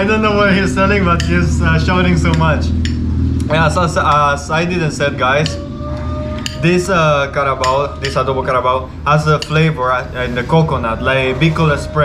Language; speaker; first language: English; non-native, fluent; Spanish